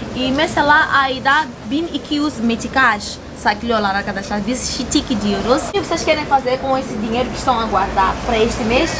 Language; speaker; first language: Turkish; non-native, fluent; Portuguese